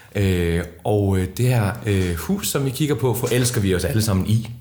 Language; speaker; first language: Danish; early bilingual, other home language; Icelandic